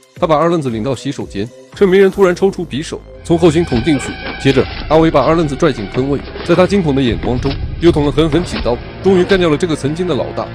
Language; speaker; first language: Chinese; native; Chinese